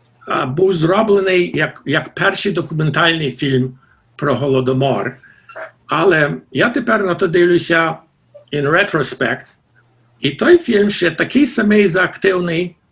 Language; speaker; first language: Ukrainian; early bilingual, heritage; Ukrainian